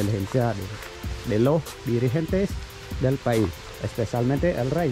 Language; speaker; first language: Spanish; non-native, learner; Khmer